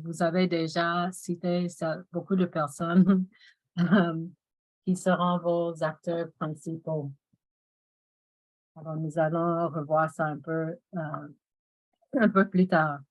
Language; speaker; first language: French; non-native, fluent; English